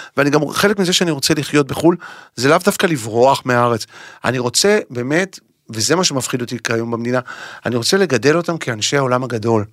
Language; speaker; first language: Hebrew; native; Hebrew